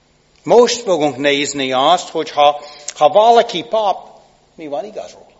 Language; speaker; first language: Hungarian; non-native, fluent; English